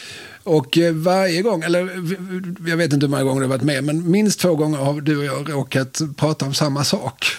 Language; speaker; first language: Swedish; native; Swedish